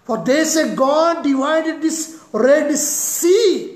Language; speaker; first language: English; non-native, local second language; Marathi